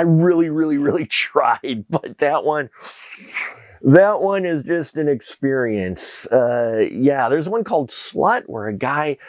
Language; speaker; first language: English; native; English